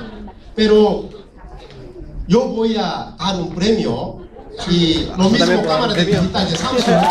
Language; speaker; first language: Spanish; non-native, local second language; Korean